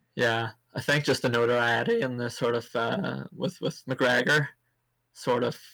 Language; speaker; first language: English; native; English